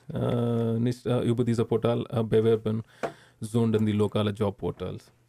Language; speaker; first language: German; non-native, learner; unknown